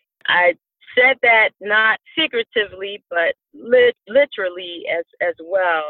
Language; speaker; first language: English; native; English